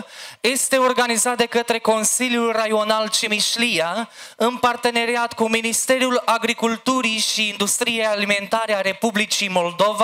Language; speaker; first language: Romanian; native; Romanian